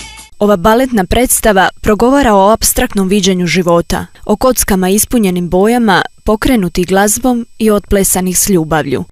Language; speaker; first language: Croatian; native; Croatian